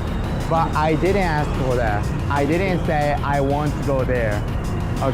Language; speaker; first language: English; non-native, learner; Japanese